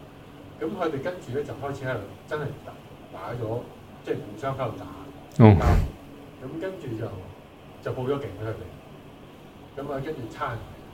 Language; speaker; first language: Cantonese; native; Cantonese